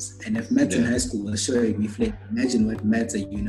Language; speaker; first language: English; non-native, local second language; North Ndebele